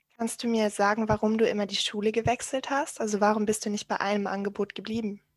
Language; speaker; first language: German; native; German